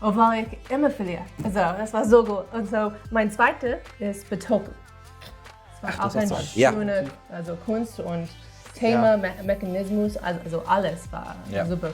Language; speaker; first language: German; non-native, learner; English